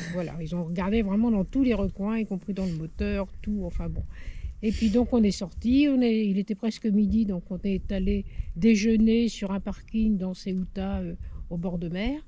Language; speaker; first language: French; native; French